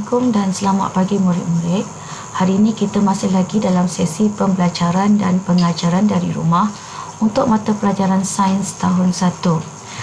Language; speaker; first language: Malay; native; Malay